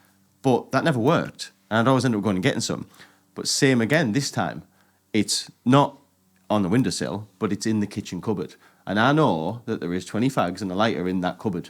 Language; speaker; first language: English; native; English